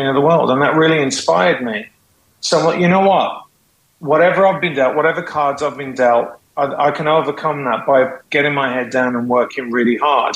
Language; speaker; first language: English; native; English